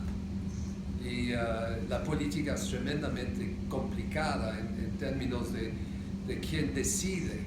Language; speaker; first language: Spanish; non-native, fluent; English